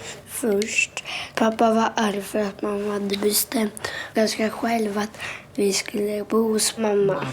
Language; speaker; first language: Swedish; native; Swedish